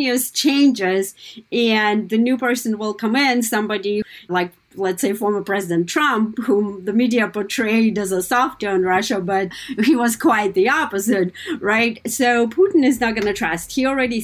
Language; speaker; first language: English; non-native, fluent; Kazakh